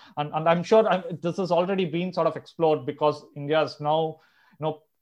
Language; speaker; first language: English; non-native, local second language; Telugu